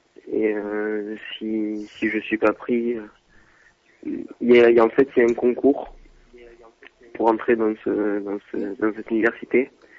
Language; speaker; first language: French; native; French